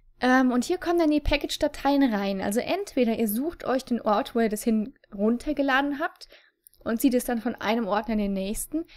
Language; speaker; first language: German; native; German